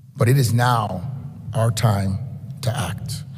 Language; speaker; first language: English; early bilingual, other home language; Spanish